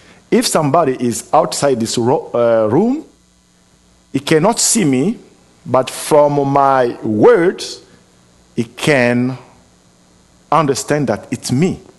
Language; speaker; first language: English; non-native, fluent; Lingala